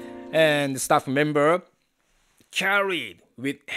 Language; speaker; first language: English; non-native, learner; Japanese